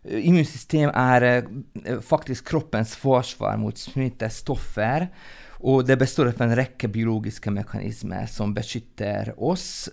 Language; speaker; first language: Norwegian; non-native, fluent; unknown